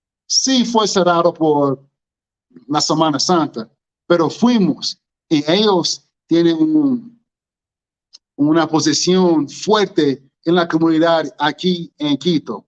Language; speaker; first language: Spanish; non-native, learner; English